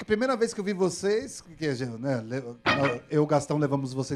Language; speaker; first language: Portuguese; native; Portuguese